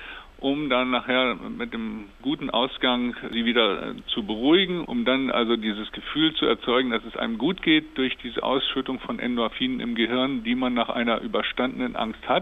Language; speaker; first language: German; native; German